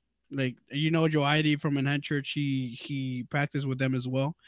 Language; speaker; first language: English; early bilingual, other home language; Spanish